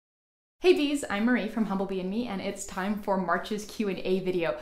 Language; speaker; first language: English; native; English